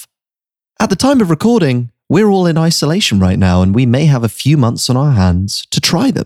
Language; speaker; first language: English; native; English